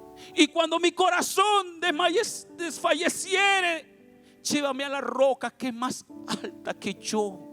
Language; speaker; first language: Spanish; native; Spanish